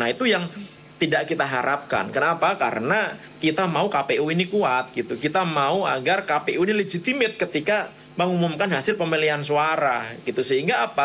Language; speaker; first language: Indonesian; native; Indonesian